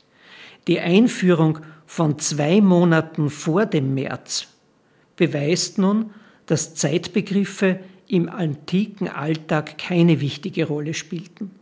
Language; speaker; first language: German; native; German